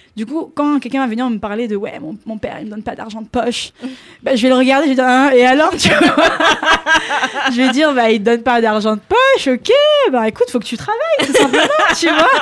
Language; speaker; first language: French; non-native, local second language; Lingala